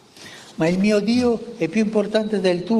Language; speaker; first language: Italian; early bilingual, heritage; Spanish